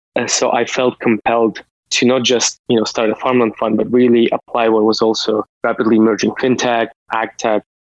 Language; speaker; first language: English; non-native, fluent; Russian